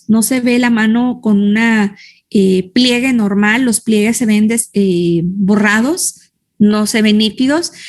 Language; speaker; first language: Spanish; native; Spanish